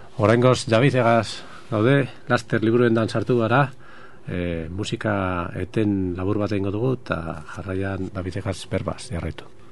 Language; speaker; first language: Basque; native; Basque